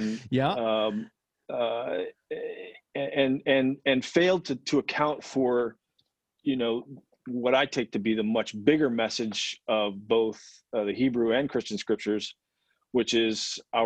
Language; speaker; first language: English; native; English